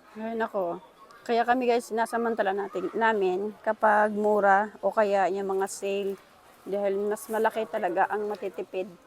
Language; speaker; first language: Filipino; native; Filipino